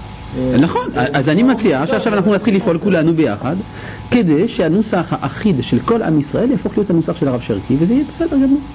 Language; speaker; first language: Hebrew; native; Hebrew